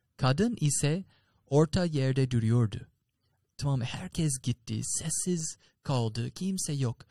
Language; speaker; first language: Turkish; non-native, fluent; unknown